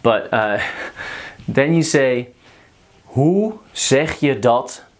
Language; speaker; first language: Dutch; non-native, fluent; English